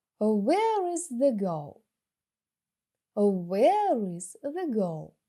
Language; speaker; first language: English; non-native, fluent; Ukrainian